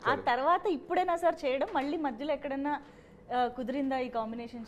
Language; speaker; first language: Telugu; native; Telugu